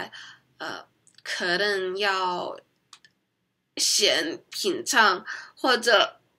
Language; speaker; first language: Chinese; non-native, learner; Korean